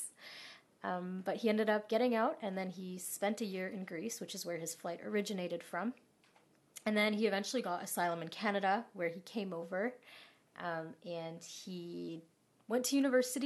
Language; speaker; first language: English; native; English